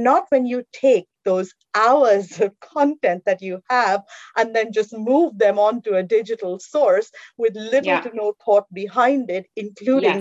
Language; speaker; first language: English; non-native, local second language; Konkani